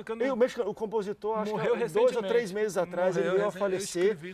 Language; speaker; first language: Portuguese; native; Portuguese